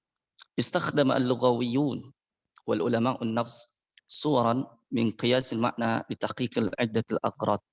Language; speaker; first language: Arabic; non-native, learner; Indonesian